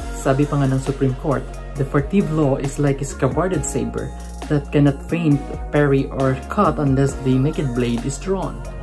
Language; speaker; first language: English; non-native, local second language; Filipino